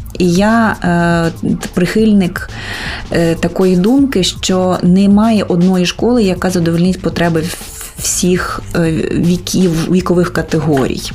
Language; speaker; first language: Ukrainian; native; Ukrainian